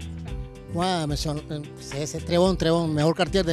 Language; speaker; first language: French; non-native, learner; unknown